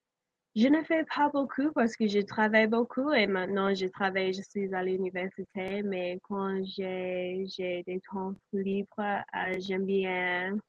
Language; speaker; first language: French; non-native, learner; English